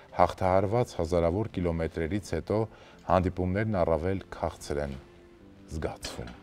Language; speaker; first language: Armenian; native; Armenian